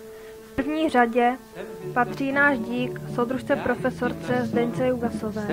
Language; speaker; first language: Czech; native; Czech